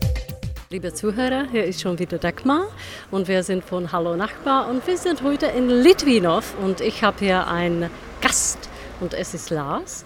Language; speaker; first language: German; non-native, fluent; Czech